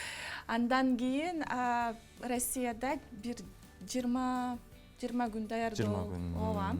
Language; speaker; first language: Kyrgyz; non-native, local second language; Russian